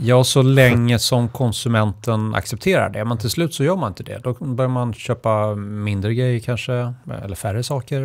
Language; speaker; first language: Swedish; native; Swedish